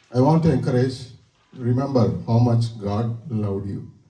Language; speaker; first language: English; non-native, local second language; Telugu